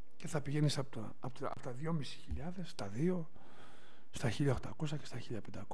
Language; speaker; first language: Greek; native; Greek